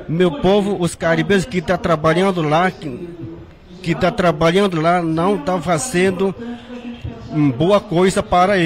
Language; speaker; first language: Portuguese; non-native, local second language; Yanomámi